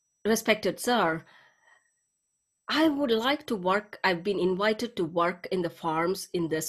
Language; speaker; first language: English; non-native, local second language; Tamil